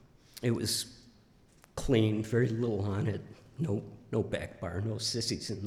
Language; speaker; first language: English; native; English